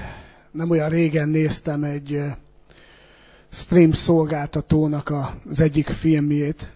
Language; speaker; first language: Hungarian; native; Hungarian